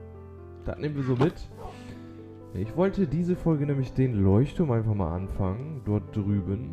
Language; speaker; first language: German; native; German